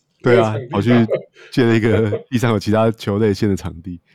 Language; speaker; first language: Chinese; native; Chinese